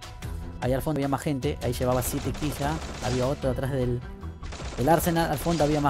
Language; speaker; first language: Spanish; native; Spanish